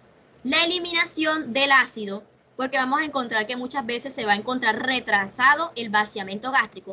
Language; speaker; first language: Spanish; native; Spanish